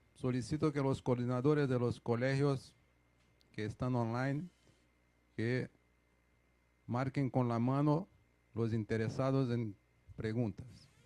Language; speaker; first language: Spanish; non-native, fluent; Portuguese